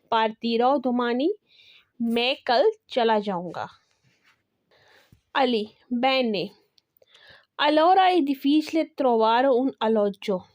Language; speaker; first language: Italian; non-native, fluent; Urdu